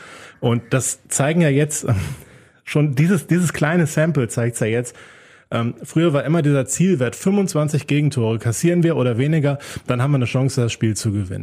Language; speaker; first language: German; native; German